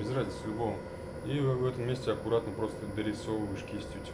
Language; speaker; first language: Russian; native; Russian